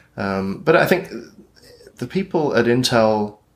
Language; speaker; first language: English; native; English